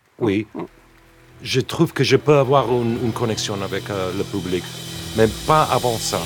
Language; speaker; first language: French; non-native, fluent; English